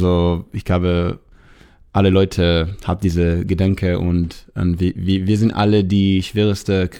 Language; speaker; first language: German; non-native, fluent; Hebrew